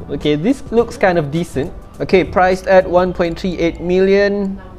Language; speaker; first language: English; non-native, local second language; Malay